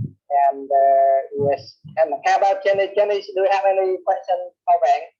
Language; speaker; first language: English; non-native, learner; Vietnamese